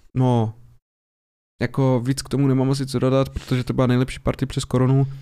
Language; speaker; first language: Czech; native; Czech